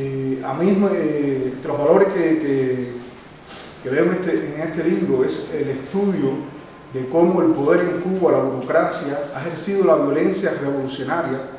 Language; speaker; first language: Spanish; native; Spanish